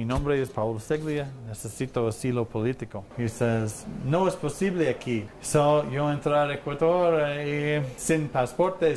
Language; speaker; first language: Spanish; non-native, learner; English